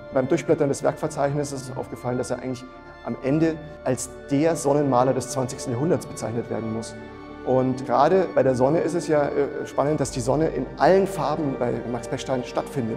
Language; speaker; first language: German; native; German